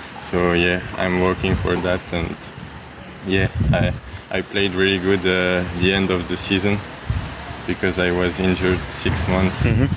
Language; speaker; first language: English; non-native, learner; French